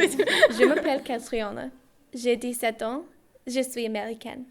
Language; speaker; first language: French; non-native, learner; English